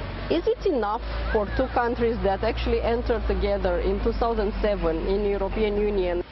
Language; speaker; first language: English; non-native, fluent; Romanian